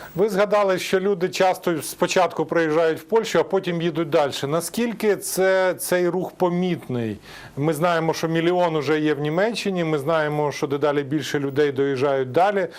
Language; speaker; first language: Ukrainian; native; Ukrainian